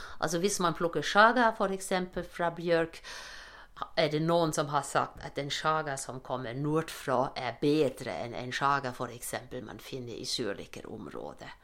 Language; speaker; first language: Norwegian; non-native, fluent; German